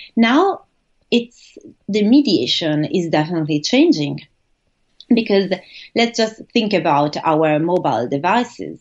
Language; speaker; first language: English; non-native, fluent; Italian